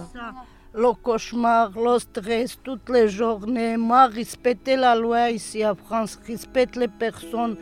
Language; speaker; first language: French; non-native, learner; Serbian